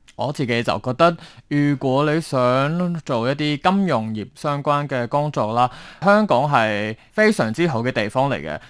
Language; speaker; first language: Cantonese; non-native, fluent; Chinese